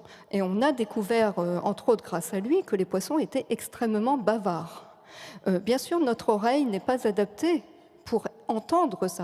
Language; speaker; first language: French; native; French